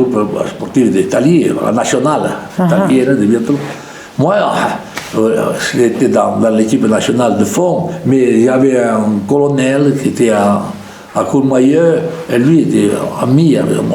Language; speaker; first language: French; non-native, local second language; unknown